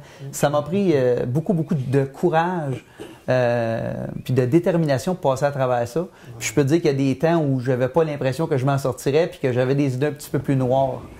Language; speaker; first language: French; native; French